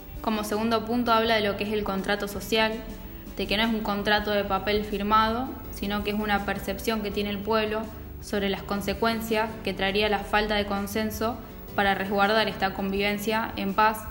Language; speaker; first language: Spanish; native; Spanish